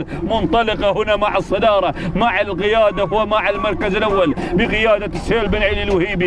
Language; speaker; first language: Arabic; native; Arabic